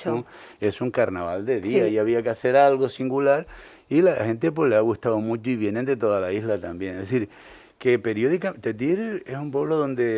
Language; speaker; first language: Spanish; native; Spanish